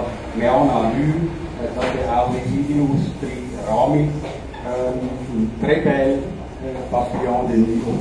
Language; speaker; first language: French; non-native, fluent; German